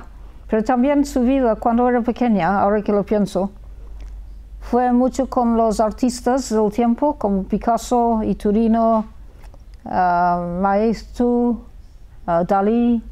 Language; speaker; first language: Spanish; early bilingual, heritage; Spanish